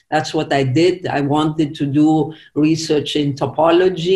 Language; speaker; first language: English; non-native, fluent; Greek